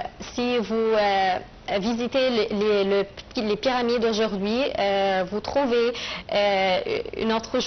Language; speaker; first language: French; non-native, fluent; Arabic